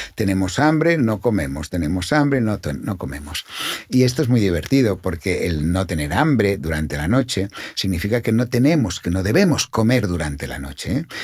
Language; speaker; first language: Spanish; non-native, local second language; Catalan